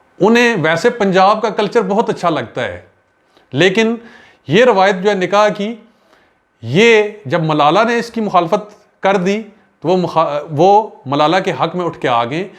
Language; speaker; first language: Urdu; non-native, local second language; Pahari-Potwari